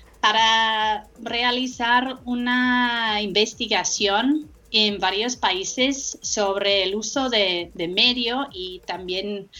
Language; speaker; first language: Spanish; non-native, fluent; English